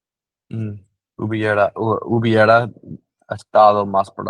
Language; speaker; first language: Spanish; non-native, learner; English